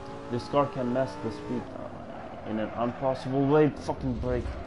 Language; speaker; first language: English; non-native, fluent; Italian